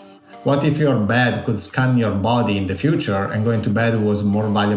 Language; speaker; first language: English; non-native, fluent; Italian